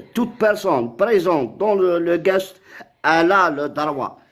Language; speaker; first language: French; non-native, local second language; Arabic